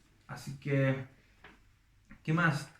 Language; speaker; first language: Spanish; native; Spanish